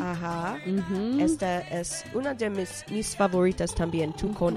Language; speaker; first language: Spanish; early bilingual, heritage; Spanish